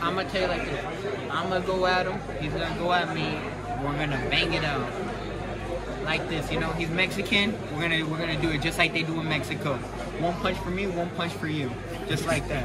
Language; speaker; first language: English; early bilingual, other home language; Spanish